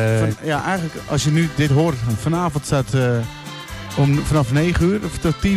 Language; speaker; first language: Dutch; native; Dutch